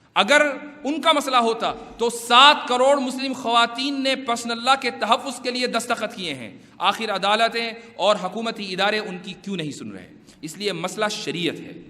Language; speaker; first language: Urdu; native; Urdu